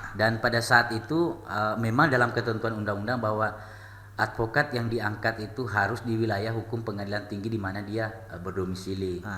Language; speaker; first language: Indonesian; non-native, local second language; Buginese